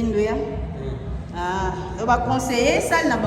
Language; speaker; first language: Portuguese; non-native, learner; Lingala